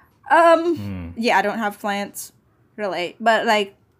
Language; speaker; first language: English; non-native, fluent; Vietnamese